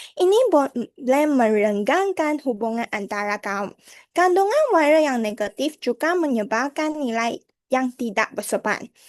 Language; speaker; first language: Malay; non-native, local second language; Chinese